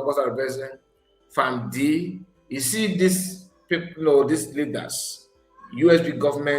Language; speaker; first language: English; non-native, local second language; Igbo